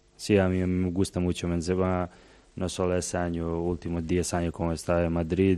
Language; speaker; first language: Spanish; non-native, learner; Serbian